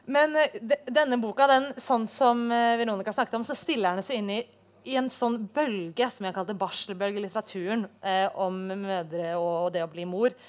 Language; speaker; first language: Norwegian; native; Norwegian